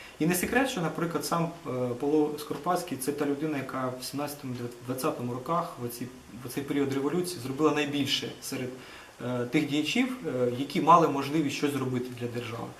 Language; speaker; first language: Ukrainian; native; Ukrainian